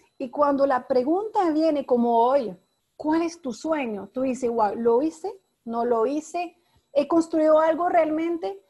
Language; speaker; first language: Spanish; non-native, fluent; French